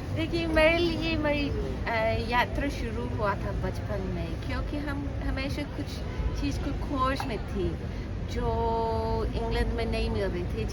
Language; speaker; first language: Hindi; non-native, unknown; English